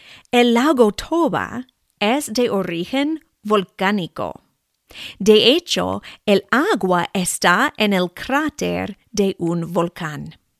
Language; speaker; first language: Spanish; non-native, fluent; English